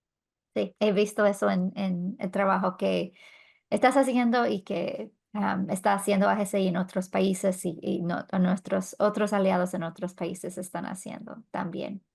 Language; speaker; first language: Spanish; non-native, fluent; English